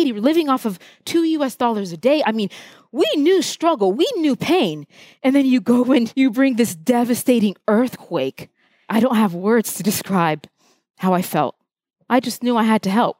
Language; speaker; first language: English; early bilingual, other home language; Haitian Creole